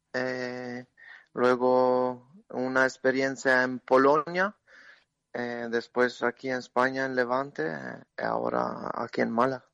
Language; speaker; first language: Spanish; non-native, learner; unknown